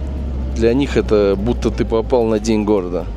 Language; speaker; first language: Russian; native; Russian